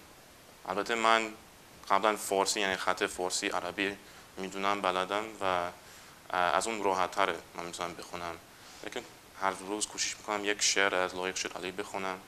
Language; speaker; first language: Persian; non-native, fluent; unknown